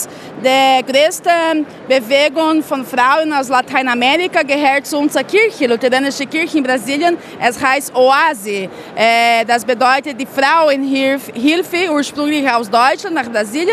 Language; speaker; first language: German; non-native, fluent; Portuguese